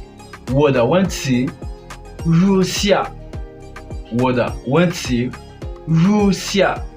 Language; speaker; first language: Chinese; non-native, fluent; French